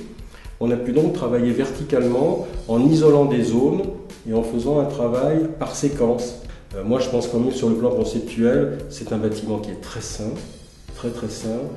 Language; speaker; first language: French; native; French